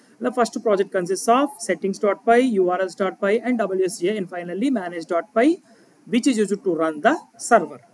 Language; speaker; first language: English; non-native, local second language; Telugu